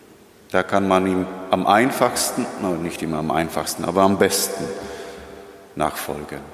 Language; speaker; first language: German; non-native, fluent; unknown